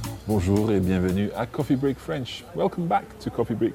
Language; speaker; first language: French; non-native, fluent; English